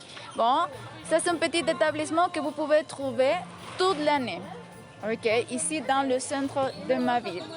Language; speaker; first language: French; non-native, fluent; Spanish